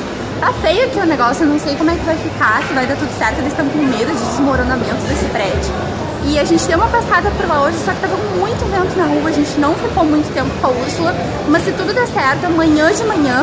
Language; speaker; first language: Portuguese; native; Portuguese